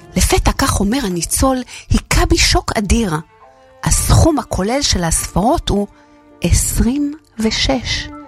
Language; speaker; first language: Hebrew; native; Hebrew